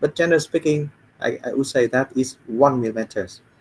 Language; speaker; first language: English; non-native, fluent; Vietnamese